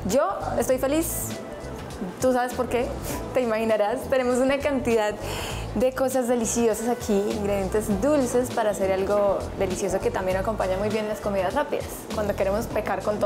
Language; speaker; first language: Spanish; native; Spanish